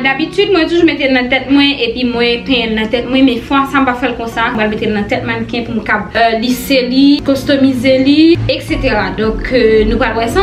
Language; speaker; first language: French; non-native, local second language; Haitian Creole